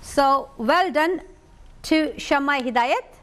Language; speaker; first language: English; non-native, local second language; Urdu